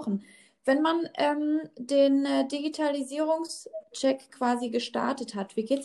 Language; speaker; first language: German; native; German